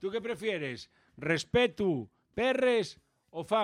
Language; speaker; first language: Spanish; native; Spanish